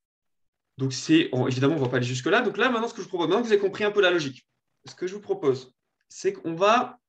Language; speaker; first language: French; native; French